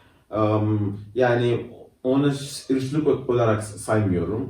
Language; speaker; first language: Turkish; non-native, fluent; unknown